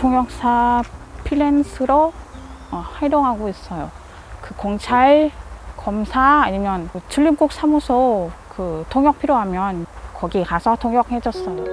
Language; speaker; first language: Korean; non-native, fluent; Thai